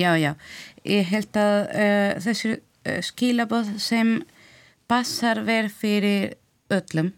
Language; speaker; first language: Icelandic; non-native, learner; Spanish